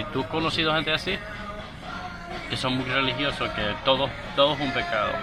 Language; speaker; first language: Spanish; early bilingual, heritage; Spanish